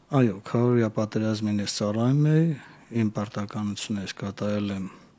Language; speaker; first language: Armenian; native; Armenian